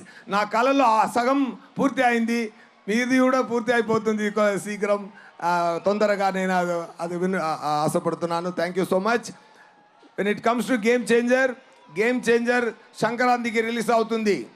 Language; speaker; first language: Telugu; non-native, learner; Tamil